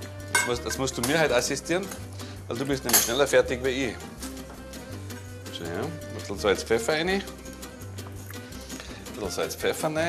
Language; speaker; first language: German; native; German